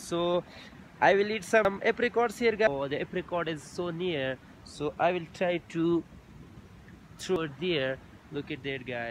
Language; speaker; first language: English; non-native, local second language; Urdu